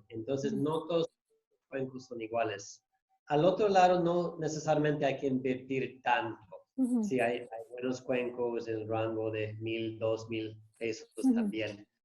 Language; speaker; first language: Spanish; non-native, fluent; English